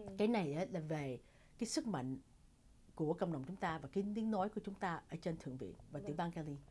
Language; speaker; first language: Vietnamese; early bilingual, heritage; Vietnamese